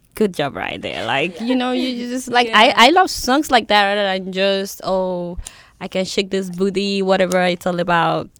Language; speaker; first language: English; non-native, local second language; Yoruba